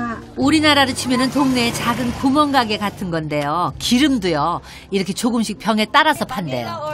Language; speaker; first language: Korean; native; Korean